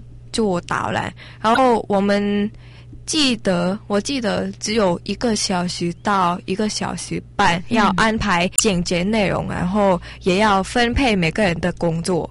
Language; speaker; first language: Chinese; non-native, learner; Thai